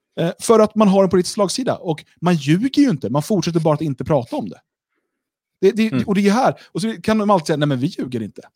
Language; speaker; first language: Swedish; native; Swedish